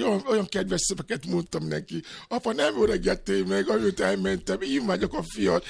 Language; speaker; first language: Hungarian; non-native, learner; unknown